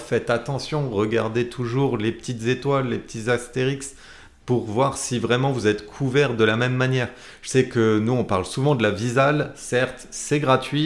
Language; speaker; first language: French; native; French